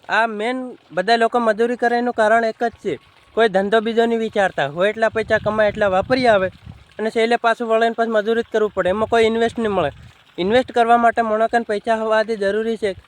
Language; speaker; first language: Gujarati; non-native, local second language; Bhili